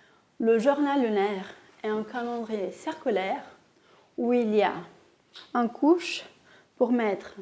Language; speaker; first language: French; non-native, fluent; Portuguese